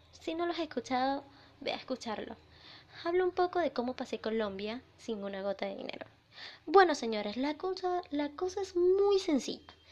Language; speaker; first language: Spanish; native; Spanish